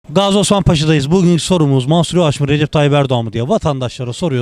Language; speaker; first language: Turkish; native; Turkish